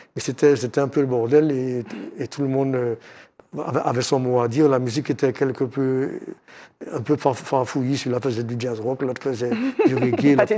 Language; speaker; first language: French; native; French